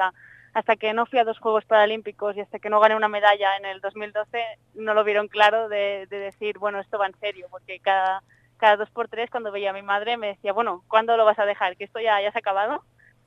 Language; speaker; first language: Spanish; native; Spanish